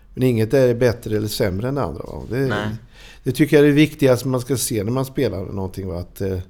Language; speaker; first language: Swedish; native; Swedish